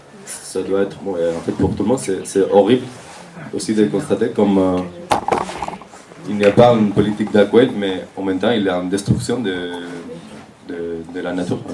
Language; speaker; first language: French; non-native, fluent; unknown